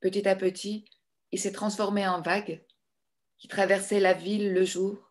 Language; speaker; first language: French; non-native, fluent; Greek